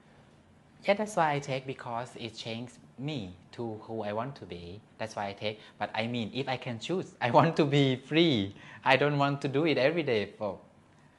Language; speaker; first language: English; non-native, learner; Thai